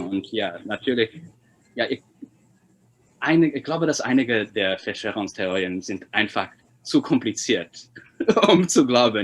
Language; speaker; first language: German; non-native, fluent; Chinese